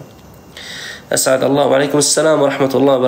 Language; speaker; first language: Indonesian; non-native, fluent; Arabic